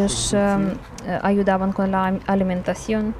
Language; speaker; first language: Spanish; non-native, learner; Ukrainian